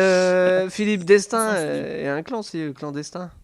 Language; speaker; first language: French; native; French